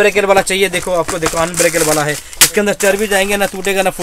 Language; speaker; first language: Hindi; non-native, local second language; Bangla